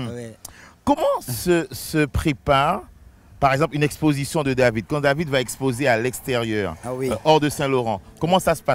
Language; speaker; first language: French; native; French